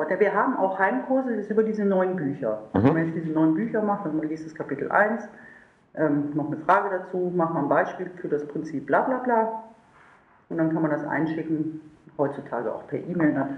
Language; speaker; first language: German; native; German